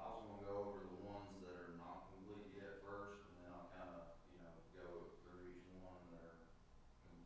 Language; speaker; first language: English; native; English